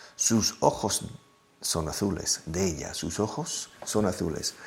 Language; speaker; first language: Spanish; non-native, fluent; English